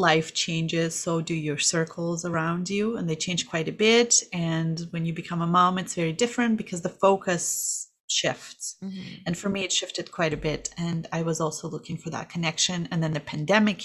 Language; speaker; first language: English; non-native, fluent; Kazakh